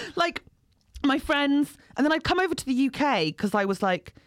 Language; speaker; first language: English; native; English